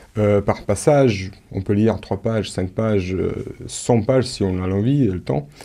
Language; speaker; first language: French; non-native, fluent; Romanian